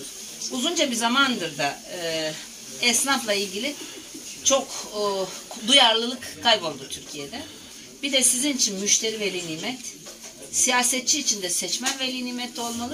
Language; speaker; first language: Turkish; native; Turkish